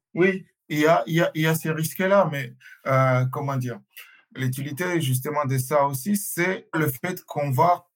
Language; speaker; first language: French; non-native, local second language; Swahili